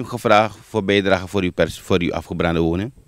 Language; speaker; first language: Dutch; native; Dutch